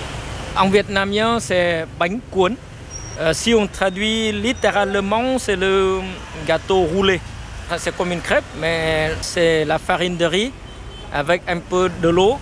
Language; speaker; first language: French; non-native, fluent; Vietnamese